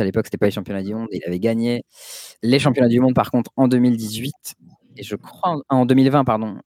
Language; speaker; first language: French; native; French